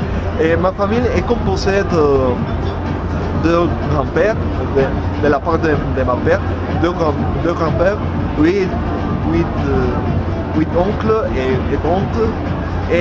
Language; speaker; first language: French; non-native, learner; Spanish